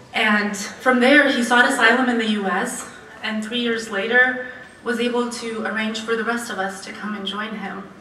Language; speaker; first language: English; early bilingual, other home language; Romanian